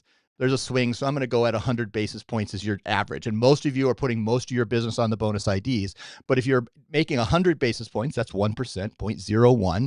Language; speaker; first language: English; native; English